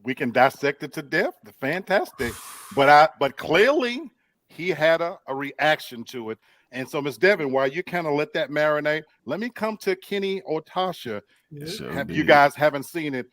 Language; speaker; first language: English; native; English